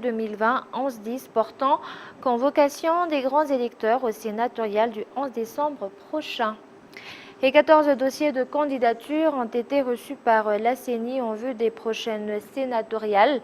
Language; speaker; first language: French; non-native, local second language; Malagasy